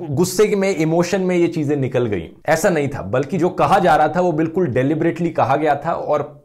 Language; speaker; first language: Hindi; native; Hindi